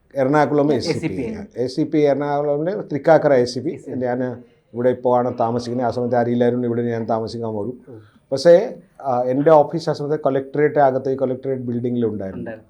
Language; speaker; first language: Malayalam; non-native, local second language; Odia